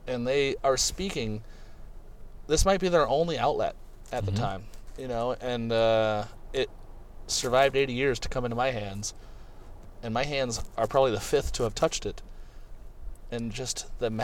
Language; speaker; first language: English; native; English